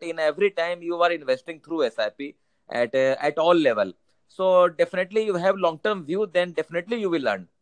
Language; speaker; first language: English; non-native, local second language; Hindi